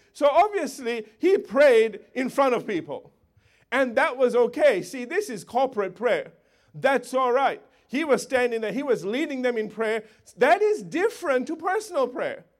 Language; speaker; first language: English; native; English